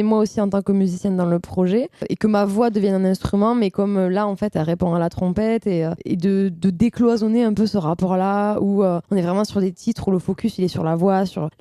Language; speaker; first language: French; native; French